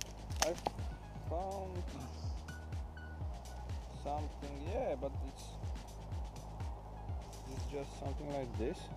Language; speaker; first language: English; non-native, learner; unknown